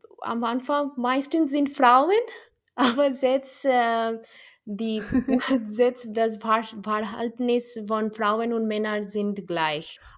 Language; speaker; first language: German; non-native, learner; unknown